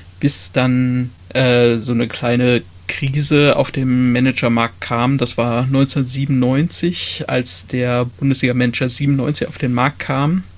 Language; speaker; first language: German; native; German